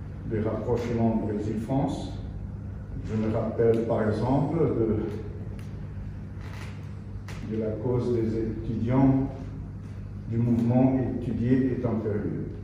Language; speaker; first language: French; non-native, fluent; Portuguese